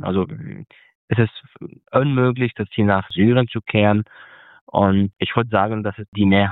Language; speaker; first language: German; non-native, fluent; Arabic